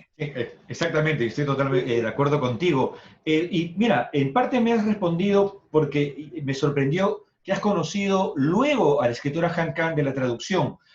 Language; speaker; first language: Spanish; native; Spanish